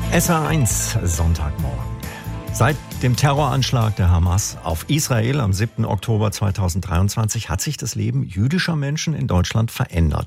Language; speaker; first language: German; native; German